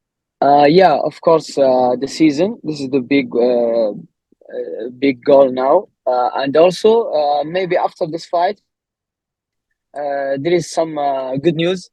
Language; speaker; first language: English; non-native, learner; Arabic